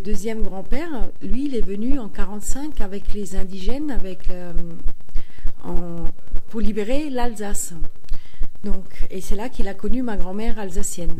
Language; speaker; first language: French; native; French